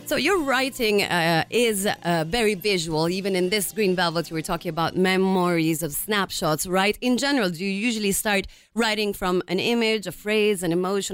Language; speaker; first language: English; non-native, fluent; Italian